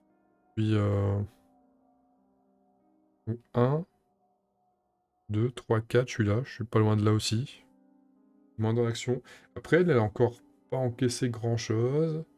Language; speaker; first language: French; native; French